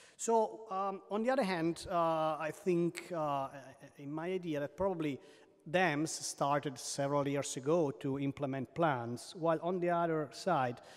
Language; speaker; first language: English; non-native, fluent; Italian